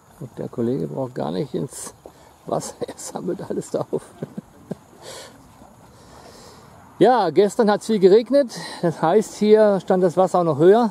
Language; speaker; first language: German; native; German